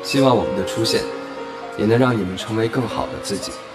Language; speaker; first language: Chinese; native; Chinese